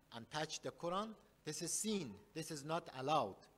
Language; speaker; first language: English; non-native, learner; Persian